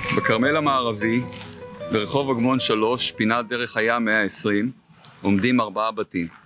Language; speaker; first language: Hebrew; early bilingual, other home language; Portuguese